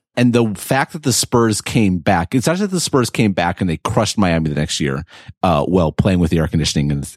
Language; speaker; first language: English; native; English